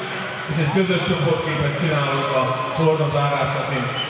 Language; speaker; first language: Hungarian; native; Hungarian